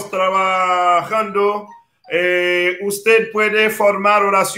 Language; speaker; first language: Spanish; non-native, fluent; Haitian Creole